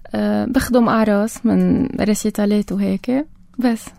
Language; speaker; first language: Arabic; native; Arabic